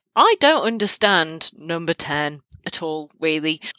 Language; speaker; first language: English; native; English